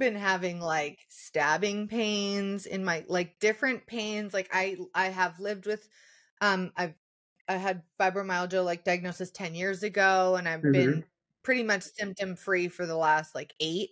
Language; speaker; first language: English; native; English